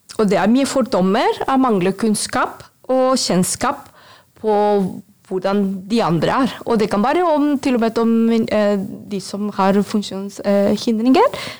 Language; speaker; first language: Norwegian; non-native, fluent; Spanish